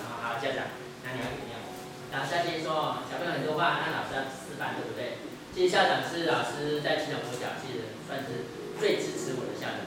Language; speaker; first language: Chinese; native; Chinese